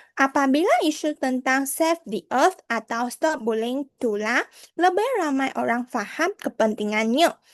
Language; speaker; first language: Malay; non-native, local second language; Chinese